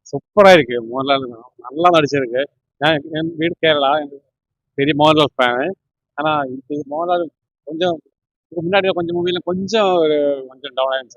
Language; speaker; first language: Tamil; non-native, local second language; Malayalam